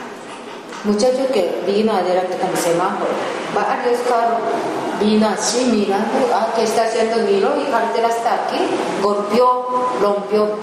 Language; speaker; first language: Spanish; non-native, learner; Japanese